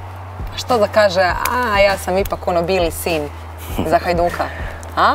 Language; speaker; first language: Croatian; native; Croatian